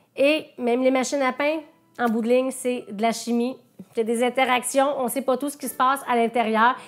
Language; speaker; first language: French; native; French